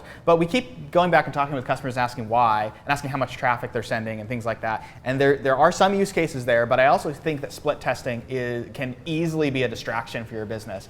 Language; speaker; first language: English; native; English